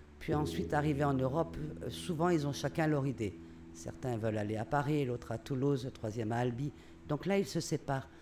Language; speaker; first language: French; native; French